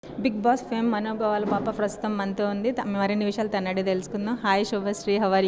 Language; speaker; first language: Telugu; native; Telugu